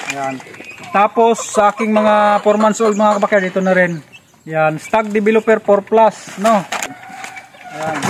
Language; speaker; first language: Filipino; non-native, local second language; Cebuano